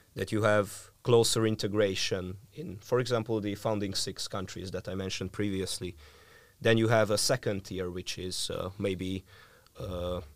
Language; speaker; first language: English; non-native, fluent; Hungarian